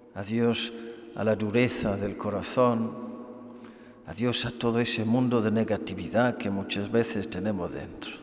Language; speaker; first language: Spanish; non-native, fluent; English